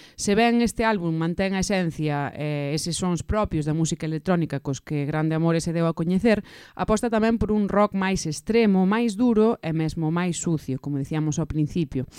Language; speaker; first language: Galician; native; Galician